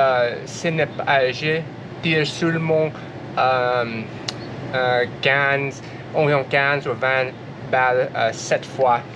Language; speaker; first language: French; non-native, learner; English